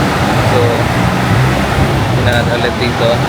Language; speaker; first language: Filipino; non-native, local second language; Waray